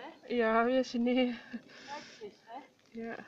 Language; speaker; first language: German; non-native, learner; Thai